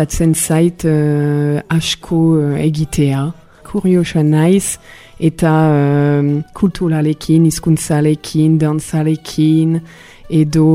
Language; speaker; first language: Basque; non-native, learner; French